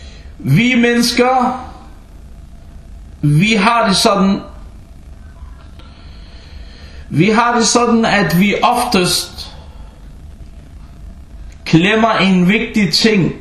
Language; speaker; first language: Danish; early bilingual, other home language; Arabic